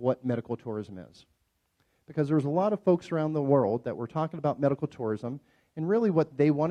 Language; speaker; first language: English; native; English